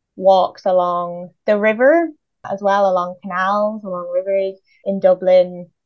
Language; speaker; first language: English; native; English